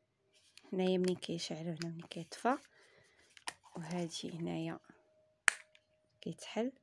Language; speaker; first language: Arabic; native; Arabic